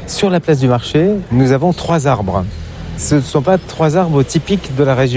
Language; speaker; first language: French; native; French